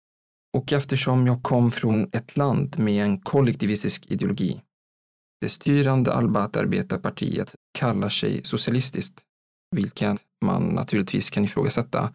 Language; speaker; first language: Swedish; non-native, fluent; Arabic